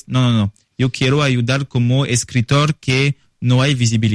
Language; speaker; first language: Spanish; non-native, learner; French